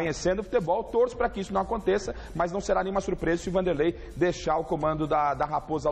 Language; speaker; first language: Portuguese; native; Portuguese